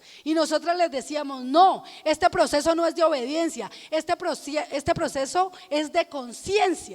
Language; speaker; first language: Spanish; native; Spanish